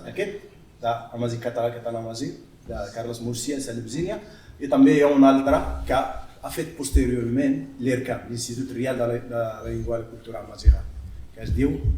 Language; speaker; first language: Catalan; non-native, fluent; Berber languages